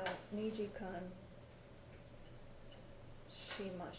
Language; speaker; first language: Japanese; non-native, learner; English